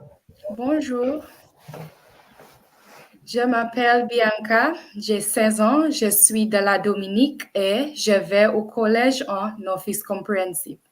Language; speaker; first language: French; non-native, learner; English